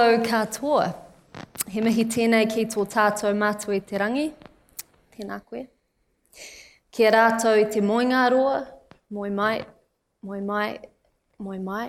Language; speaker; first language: English; native; English